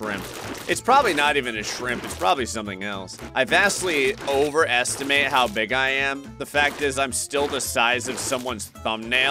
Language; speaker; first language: English; native; English